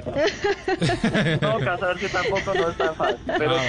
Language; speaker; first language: Spanish; non-native, fluent; German